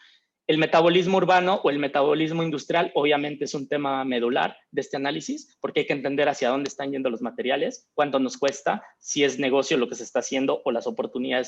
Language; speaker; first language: Spanish; native; Spanish